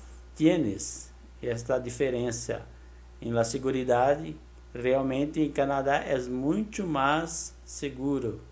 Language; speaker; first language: Spanish; non-native, learner; Portuguese